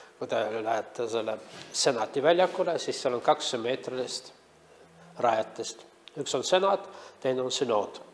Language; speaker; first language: Estonian; non-native, local second language; Russian